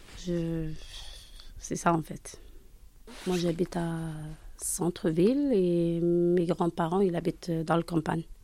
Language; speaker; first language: French; non-native, local second language; Arabic